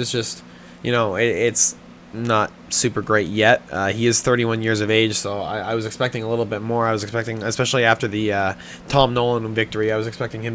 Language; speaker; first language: English; native; English